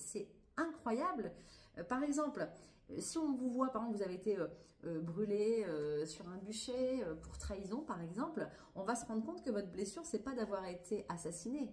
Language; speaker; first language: French; native; French